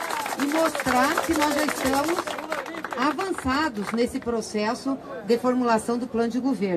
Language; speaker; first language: Portuguese; native; Portuguese